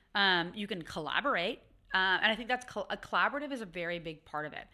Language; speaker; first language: English; native; English